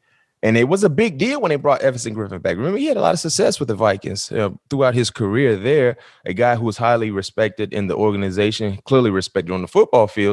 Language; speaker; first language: English; native; English